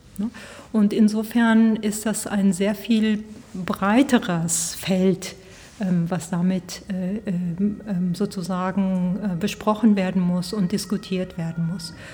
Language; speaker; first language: German; early bilingual, heritage; Spanish